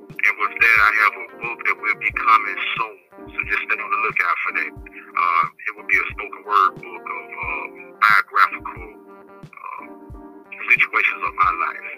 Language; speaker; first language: English; native; English